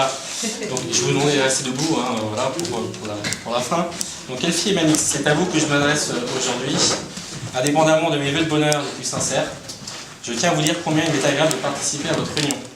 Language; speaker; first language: French; native; French